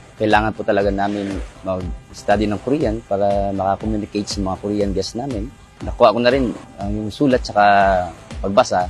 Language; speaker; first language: Filipino; non-native, local second language; Cebuano